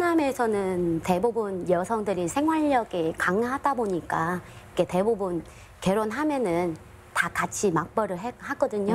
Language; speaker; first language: Korean; non-native, fluent; Vietnamese